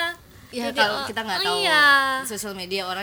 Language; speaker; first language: Indonesian; native; Indonesian